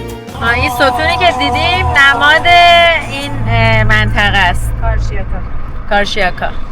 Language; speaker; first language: Persian; native; Persian